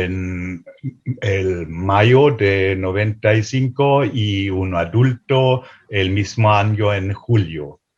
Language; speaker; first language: Spanish; non-native, fluent; German